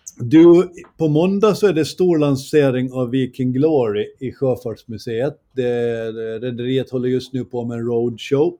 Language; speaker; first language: Swedish; native; Swedish